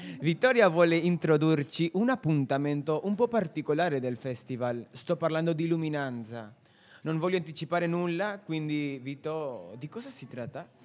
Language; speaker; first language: Italian; non-native, fluent; Spanish